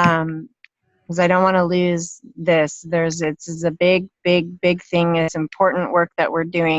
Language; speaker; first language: English; native; English